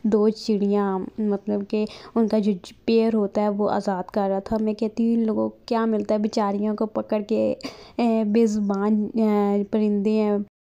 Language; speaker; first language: Urdu; native; Urdu